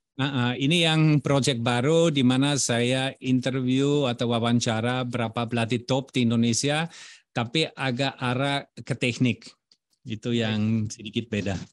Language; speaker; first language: Indonesian; non-native, fluent; German